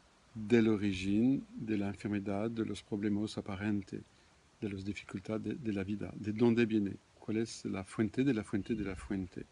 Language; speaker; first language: Spanish; non-native, fluent; French